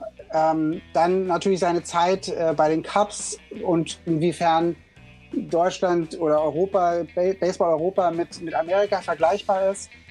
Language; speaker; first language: German; native; German